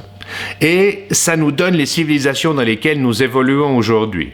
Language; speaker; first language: French; native; French